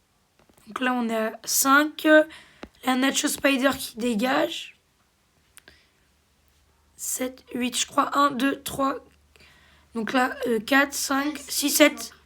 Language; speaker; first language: French; native; French